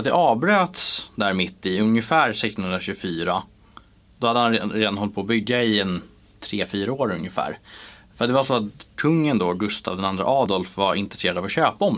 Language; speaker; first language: Swedish; native; Swedish